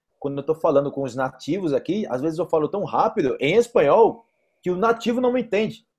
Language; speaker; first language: Portuguese; native; Portuguese